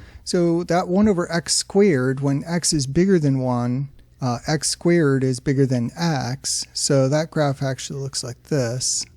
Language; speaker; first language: English; native; English